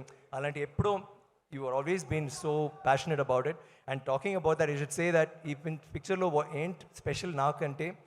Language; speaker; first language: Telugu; non-native, learner; Tamil